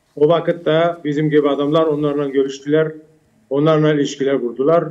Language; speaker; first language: Turkish; early bilingual, heritage; Turkish